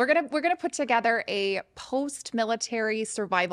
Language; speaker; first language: English; native; English